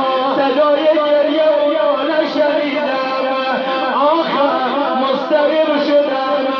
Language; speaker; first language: Persian; native; Persian